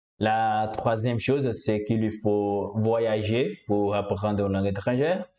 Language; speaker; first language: French; non-native, fluent; Portuguese